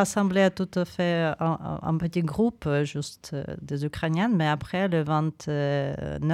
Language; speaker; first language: French; non-native, learner; Ukrainian